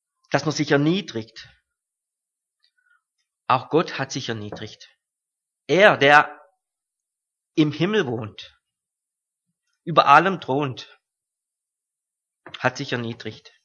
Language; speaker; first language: German; native; German